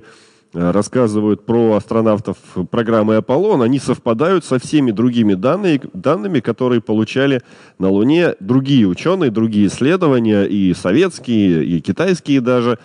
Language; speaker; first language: Russian; native; Russian